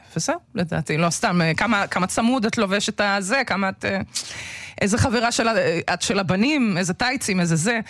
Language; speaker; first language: Hebrew; early bilingual, other home language; Russian